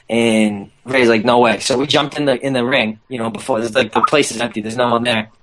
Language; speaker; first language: English; native; English